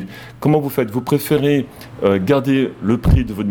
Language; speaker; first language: French; native; French